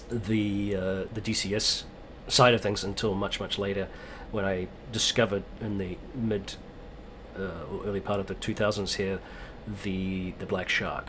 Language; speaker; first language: English; native; English